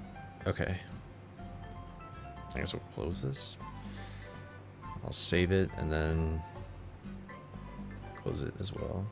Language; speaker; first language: English; native; English